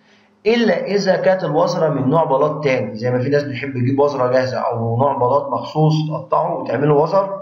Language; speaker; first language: Arabic; native; Arabic